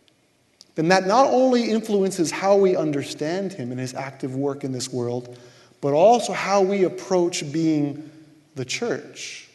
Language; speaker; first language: English; native; English